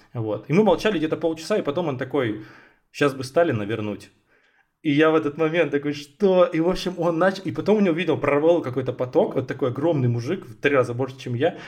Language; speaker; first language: Russian; native; Russian